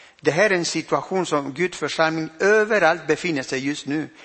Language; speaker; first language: Swedish; non-native, fluent; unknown